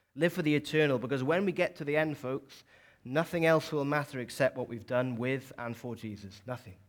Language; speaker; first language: English; native; English